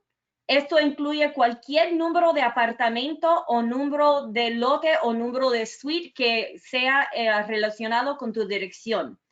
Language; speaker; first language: Spanish; early bilingual, other home language; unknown